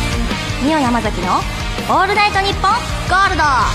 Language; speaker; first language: Japanese; native; Japanese